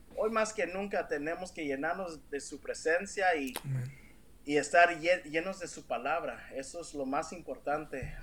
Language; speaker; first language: Spanish; early bilingual, heritage; Spanish